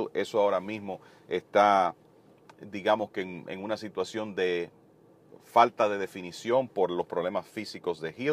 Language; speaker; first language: Spanish; native; Spanish